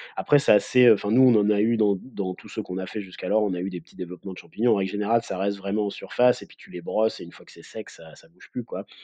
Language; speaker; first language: French; native; French